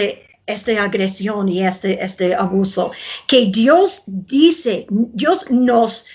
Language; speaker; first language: Spanish; non-native, fluent; English